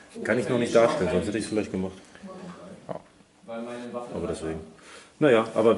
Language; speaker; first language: German; native; German